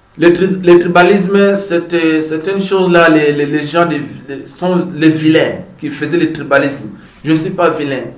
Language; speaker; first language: French; non-native, fluent; Lingala